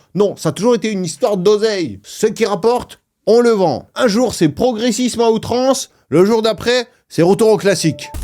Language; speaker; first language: French; non-native, fluent; Russian